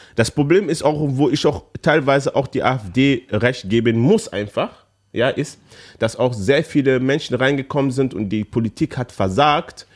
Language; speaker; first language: German; early bilingual, other home language; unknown